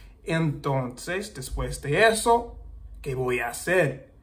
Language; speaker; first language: Spanish; non-native, learner; English